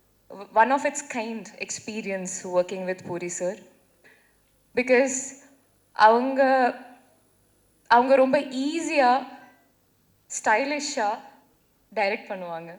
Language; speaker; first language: Tamil; non-native, fluent; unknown